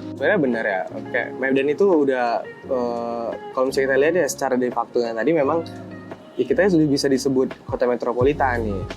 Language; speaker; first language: Indonesian; native; Indonesian